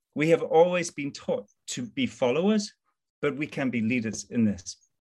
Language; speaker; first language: English; native; English